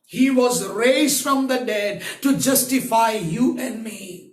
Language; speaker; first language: English; non-native, local second language; Hindi